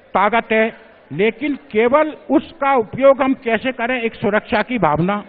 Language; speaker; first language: Hindi; native; Hindi